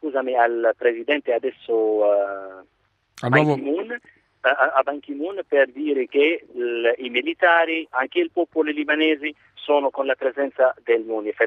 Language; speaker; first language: Italian; non-native, fluent; Arabic